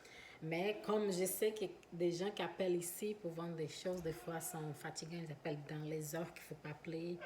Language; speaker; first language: French; non-native, fluent; Portuguese